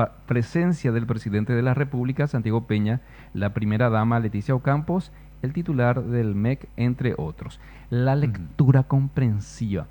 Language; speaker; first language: Spanish; native; Spanish